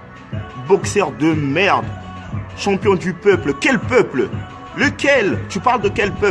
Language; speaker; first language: French; non-native, local second language; Lingala